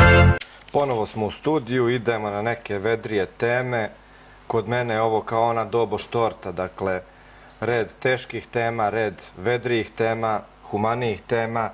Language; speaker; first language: Croatian; native; Croatian